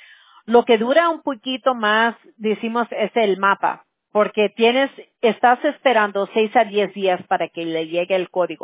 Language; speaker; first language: Spanish; early bilingual, heritage; Spanish